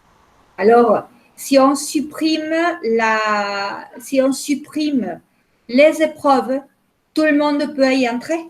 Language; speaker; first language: French; non-native, fluent; Spanish